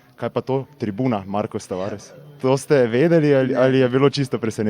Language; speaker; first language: Slovenian; native; Slovenian